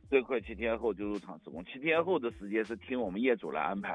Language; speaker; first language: Chinese; native; Chinese